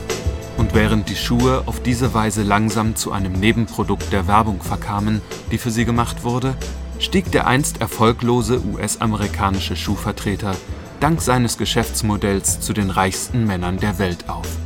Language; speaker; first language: German; native; German